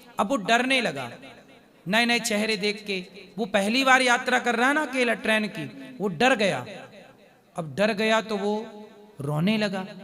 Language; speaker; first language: Hindi; native; Hindi